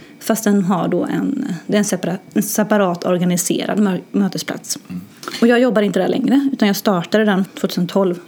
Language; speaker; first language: Swedish; early bilingual, other home language; Arabic